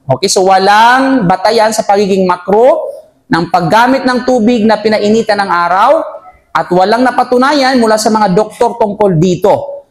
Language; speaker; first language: Filipino; non-native, local second language; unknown